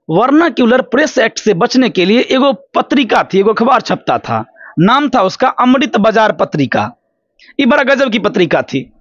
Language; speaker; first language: Hindi; native; Hindi